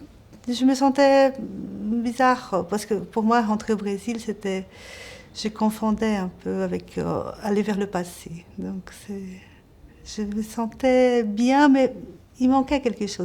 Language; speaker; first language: French; non-native, fluent; Portuguese